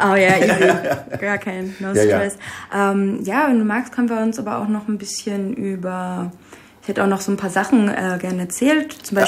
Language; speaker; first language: German; early bilingual, other home language; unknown